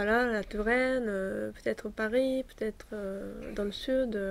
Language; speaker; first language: French; non-native, fluent; Japanese